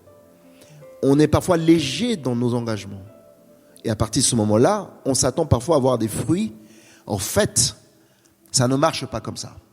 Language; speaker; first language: French; native; French